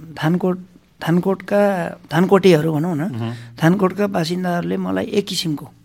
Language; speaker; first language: Nepali; non-native, local second language; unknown